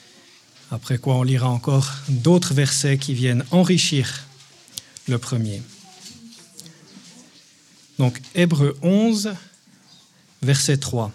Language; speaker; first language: French; native; French